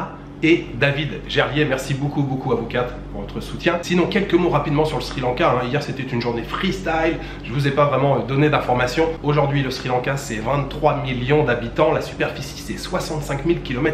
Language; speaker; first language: French; native; French